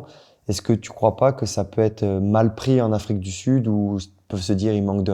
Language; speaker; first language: French; native; French